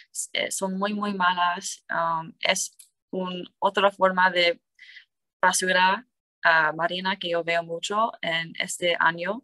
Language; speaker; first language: Spanish; non-native, learner; English